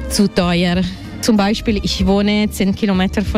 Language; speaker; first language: German; non-native, learner; Italian